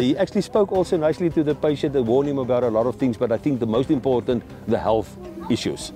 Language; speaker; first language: English; non-native, local second language; Afrikaans